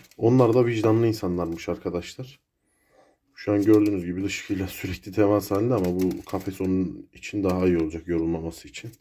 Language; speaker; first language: Turkish; native; Turkish